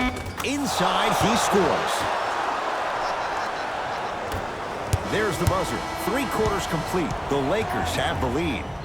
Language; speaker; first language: English; native; English